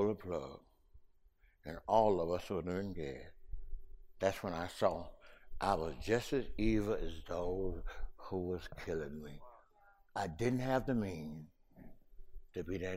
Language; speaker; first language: English; early bilingual, other home language; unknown